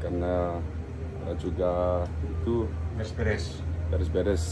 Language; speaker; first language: Indonesian; early bilingual, heritage; Dutch